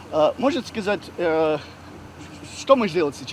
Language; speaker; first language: Russian; non-native, learner; English